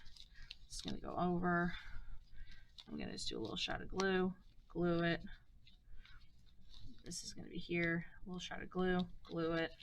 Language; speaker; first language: English; native; English